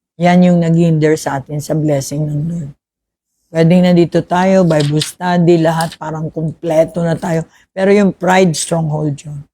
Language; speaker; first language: Filipino; non-native, local second language; Hiligaynon